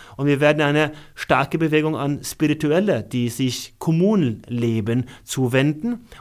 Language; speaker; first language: German; non-native, fluent; Norwegian